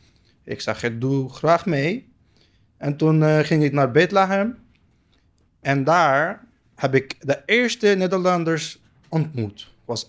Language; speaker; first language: Dutch; non-native, learner; Arabic